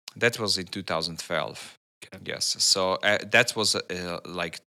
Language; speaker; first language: English; non-native, learner; Serbian